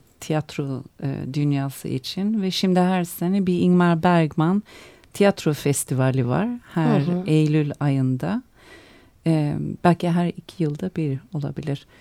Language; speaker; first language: Turkish; early bilingual, heritage; Turkish